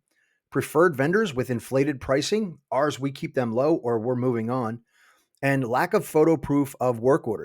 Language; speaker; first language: English; native; English